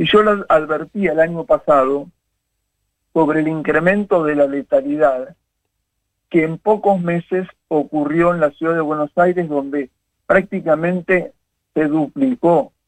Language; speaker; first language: Spanish; native; Spanish